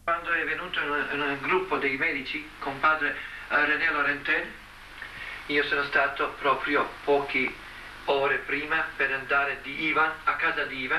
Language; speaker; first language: Italian; non-native, learner; Croatian